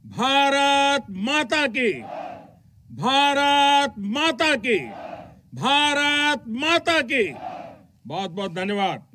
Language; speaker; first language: Hindi; non-native, local second language; Gujarati